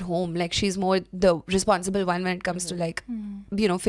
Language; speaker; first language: English; non-native, local second language; Hindi